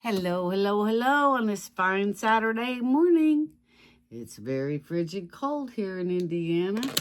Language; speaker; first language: English; native; English